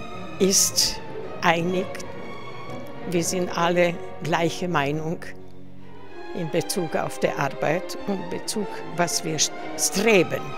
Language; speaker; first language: German; non-native, fluent; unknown